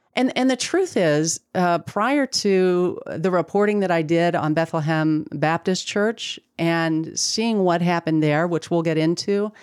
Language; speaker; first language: English; native; English